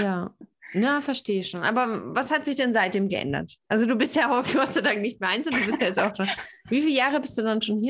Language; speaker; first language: German; native; German